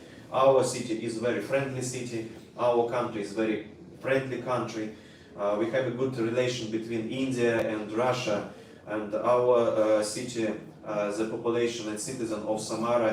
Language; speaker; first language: English; non-native, learner; Russian